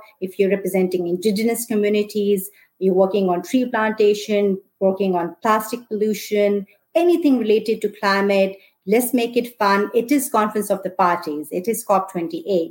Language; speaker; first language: English; non-native, local second language; Urdu